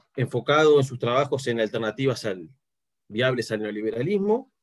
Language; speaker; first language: Spanish; native; Spanish